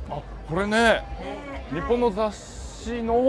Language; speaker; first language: Japanese; native; Japanese